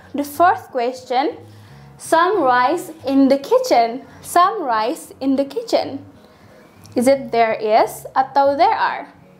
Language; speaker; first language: English; non-native, fluent; Indonesian